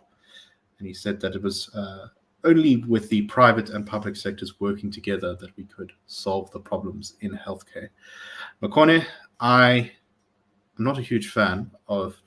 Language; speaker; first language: English; native; English